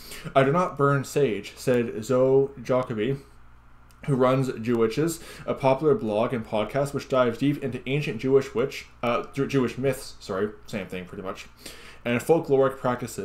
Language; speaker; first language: English; native; English